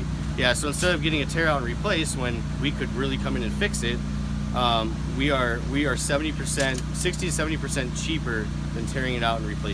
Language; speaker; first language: English; native; English